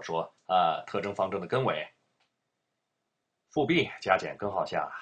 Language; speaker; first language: Chinese; native; Chinese